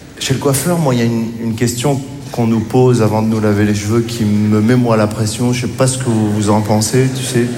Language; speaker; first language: French; native; French